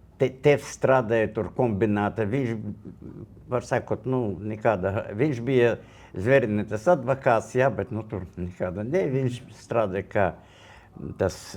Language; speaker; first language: Latvian; non-native, local second language; Russian